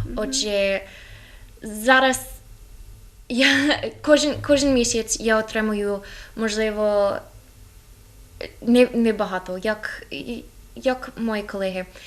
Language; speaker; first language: Ukrainian; non-native, learner; English